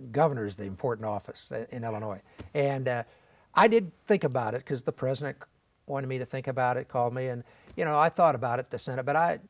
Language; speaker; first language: English; native; English